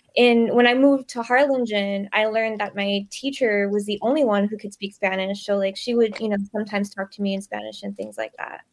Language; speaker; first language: English; early bilingual, other home language; Spanish